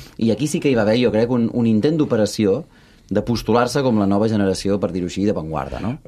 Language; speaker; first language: Catalan; early bilingual, other home language; Russian